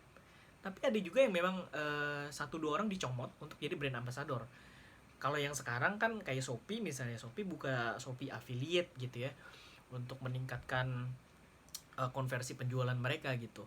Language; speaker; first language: Indonesian; native; Indonesian